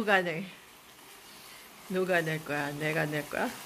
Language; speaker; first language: Korean; non-native, learner; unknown